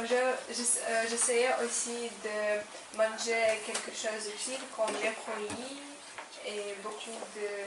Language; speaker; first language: French; non-native, learner; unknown